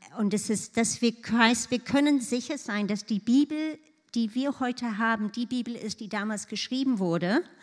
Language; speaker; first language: German; non-native, fluent; English